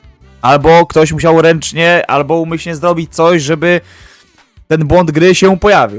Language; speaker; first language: Polish; native; Polish